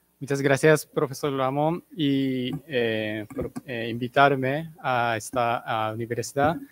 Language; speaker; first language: Spanish; non-native, fluent; Japanese